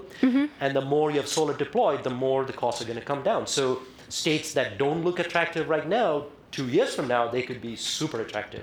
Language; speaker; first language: English; non-native, local second language; Tamil